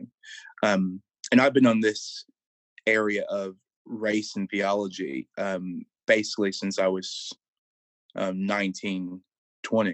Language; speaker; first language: English; native; English